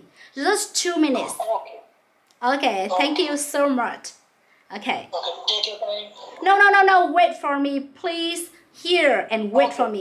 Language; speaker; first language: English; non-native, local second language; Vietnamese